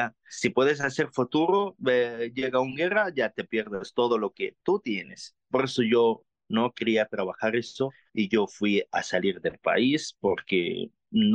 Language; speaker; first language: Spanish; non-native, learner; Arabic